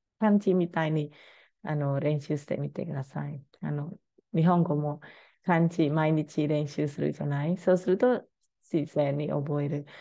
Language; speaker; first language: Japanese; non-native, fluent; Khmer